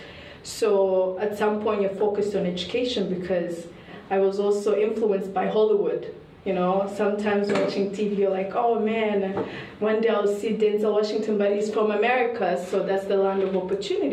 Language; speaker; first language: English; non-native, local second language; Kinyarwanda